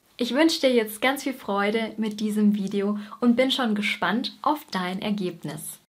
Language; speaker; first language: German; native; German